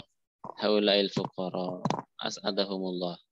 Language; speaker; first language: Arabic; non-native, fluent; Indonesian